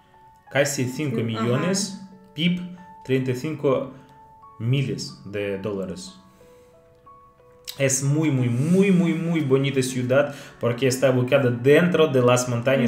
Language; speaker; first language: Spanish; non-native, learner; Russian